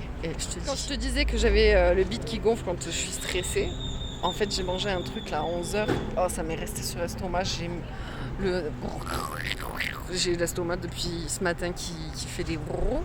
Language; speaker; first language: French; native; French